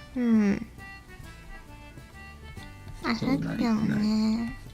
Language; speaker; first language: Japanese; native; Japanese